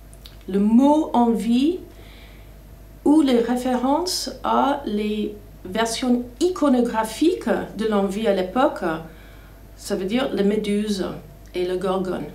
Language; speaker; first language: French; non-native, fluent; English